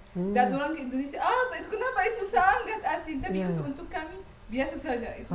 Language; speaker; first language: Indonesian; non-native, learner; Arabic